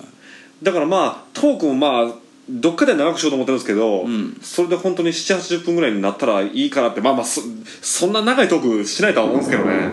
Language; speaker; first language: Japanese; native; Japanese